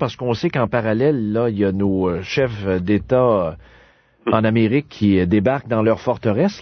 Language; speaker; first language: French; native; French